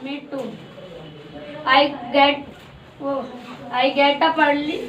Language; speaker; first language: English; non-native, learner; Hindi